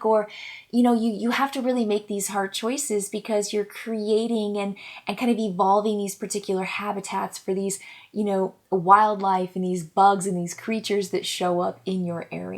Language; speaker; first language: English; native; English